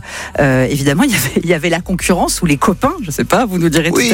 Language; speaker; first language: French; native; French